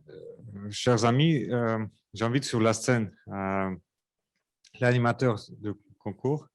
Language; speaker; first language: French; non-native, learner; Russian